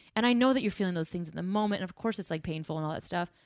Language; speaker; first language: English; native; English